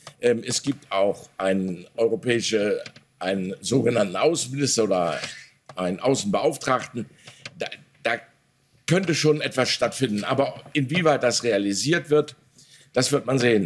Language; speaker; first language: German; native; German